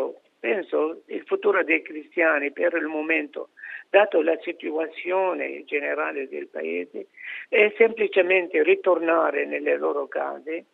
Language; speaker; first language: Italian; non-native, fluent; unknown